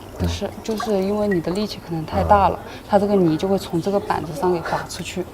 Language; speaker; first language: Chinese; native; Chinese